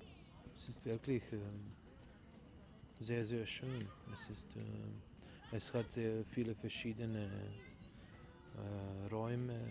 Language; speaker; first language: German; non-native, fluent; Serbian